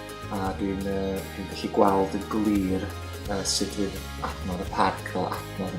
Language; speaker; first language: Welsh; native; Welsh